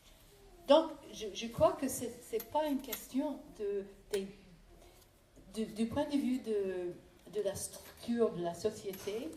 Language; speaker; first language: French; non-native, fluent; English